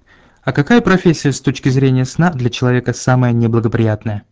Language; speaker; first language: Russian; native; Russian